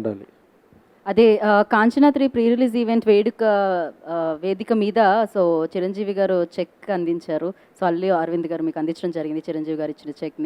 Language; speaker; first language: Telugu; native; Telugu